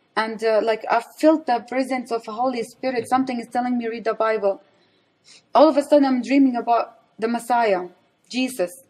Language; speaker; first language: English; non-native, fluent; Arabic